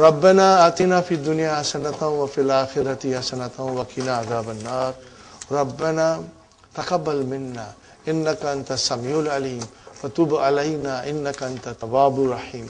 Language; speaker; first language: Arabic; non-native, fluent; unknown